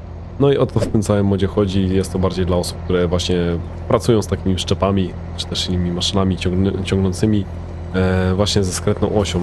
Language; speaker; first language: Polish; native; Polish